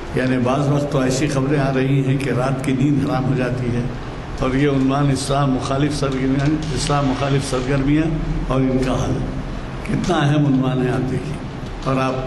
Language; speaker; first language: Urdu; native; Urdu